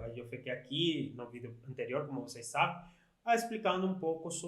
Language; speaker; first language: Portuguese; non-native, fluent; Spanish